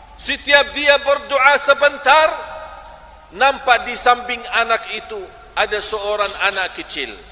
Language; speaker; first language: Malay; non-native, fluent; Arabic